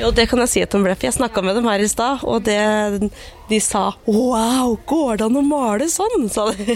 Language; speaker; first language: Norwegian; native; Norwegian